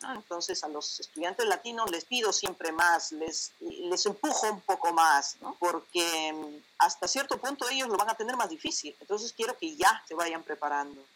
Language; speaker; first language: Spanish; native; Spanish